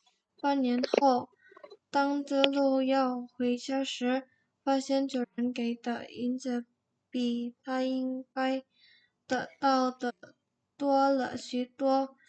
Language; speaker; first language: Chinese; non-native, learner; Indonesian